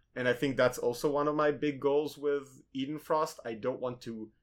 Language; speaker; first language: English; non-native, fluent; Hebrew